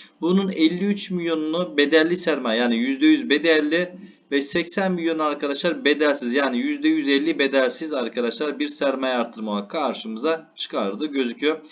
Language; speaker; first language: Turkish; native; Turkish